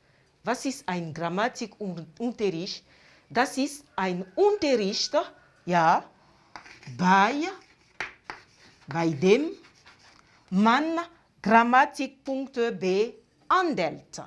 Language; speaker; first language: German; non-native, fluent; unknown